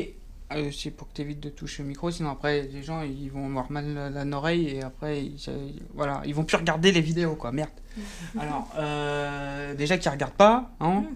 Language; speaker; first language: French; native; French